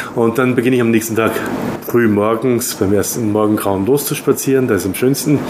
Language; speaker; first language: German; native; German